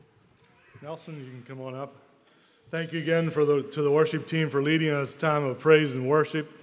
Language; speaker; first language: English; native; English